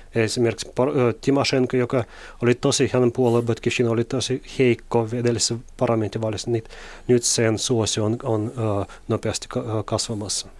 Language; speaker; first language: Finnish; non-native, fluent; Russian